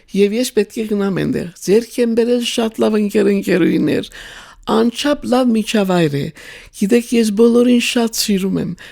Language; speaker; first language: Armenian; native; Armenian